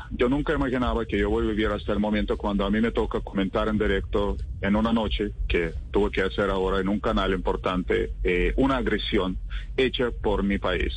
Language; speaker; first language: Spanish; non-native, fluent; Russian